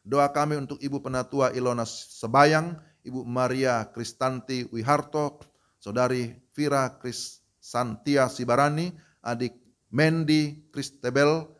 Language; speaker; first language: Indonesian; native; Indonesian